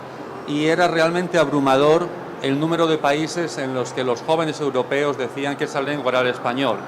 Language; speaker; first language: Spanish; native; Spanish